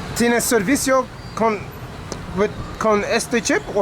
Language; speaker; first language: Spanish; non-native, learner; English